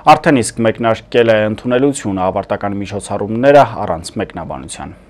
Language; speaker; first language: Armenian; native; Armenian